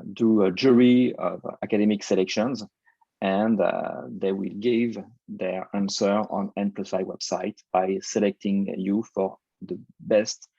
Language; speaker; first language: English; non-native, fluent; French